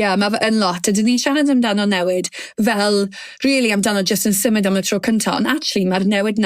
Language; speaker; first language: Welsh; native; Welsh